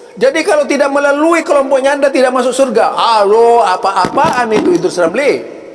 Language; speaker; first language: Indonesian; non-native, local second language; Madurese